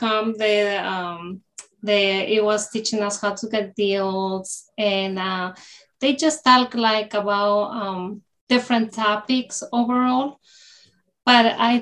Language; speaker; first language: English; early bilingual, other home language; Spanish